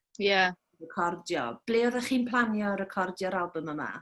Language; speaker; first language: Welsh; native; Welsh